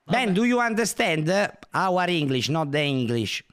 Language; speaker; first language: English; non-native, learner; Italian